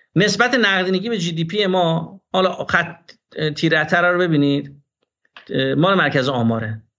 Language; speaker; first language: Persian; non-native, local second language; Azerbaijani